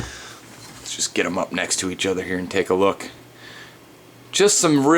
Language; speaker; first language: English; native; English